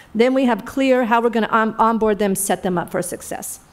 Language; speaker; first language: English; native; English